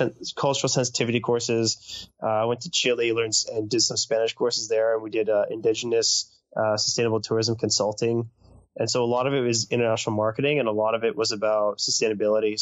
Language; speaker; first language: English; native; English